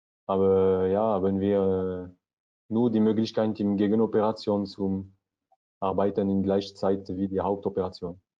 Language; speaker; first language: German; non-native, learner; French